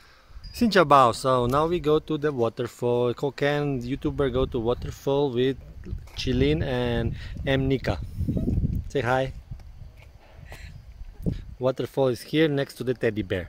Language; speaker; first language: English; non-native, learner; Vietnamese